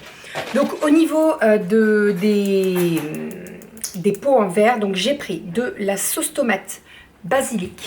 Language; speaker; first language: French; native; French